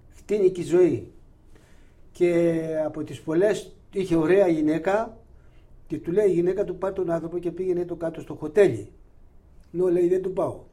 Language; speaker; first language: Greek; non-native, local second language; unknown